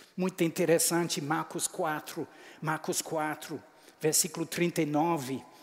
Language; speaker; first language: Portuguese; non-native, fluent; English